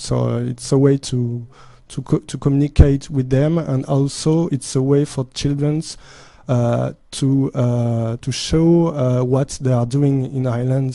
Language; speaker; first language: English; non-native, fluent; French